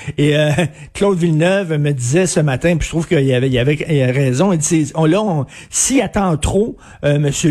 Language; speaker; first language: French; native; French